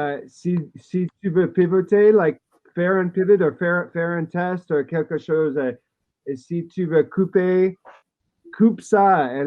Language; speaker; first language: French; non-native, learner; English